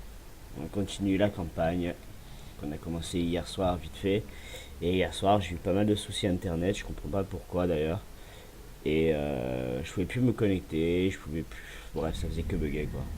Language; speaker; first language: French; native; French